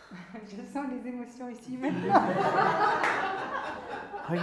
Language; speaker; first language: French; non-native, local second language; Arabic